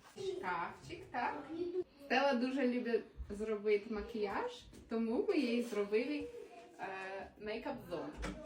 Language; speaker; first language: Ukrainian; non-native, learner; English